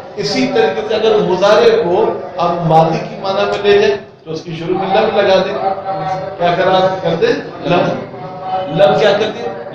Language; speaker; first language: Urdu; non-native, local second language; Sindhi